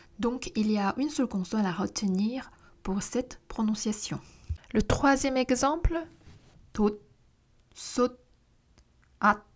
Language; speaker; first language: French; non-native, fluent; Korean